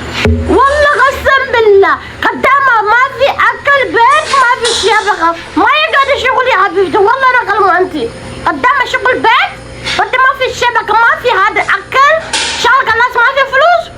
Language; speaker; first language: Arabic; non-native, learner; Oromo